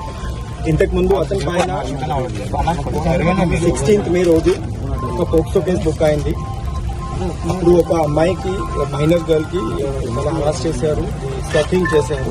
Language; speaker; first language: Telugu; non-native, learner; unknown